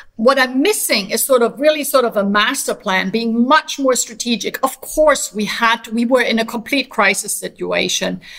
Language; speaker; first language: English; non-native, fluent; German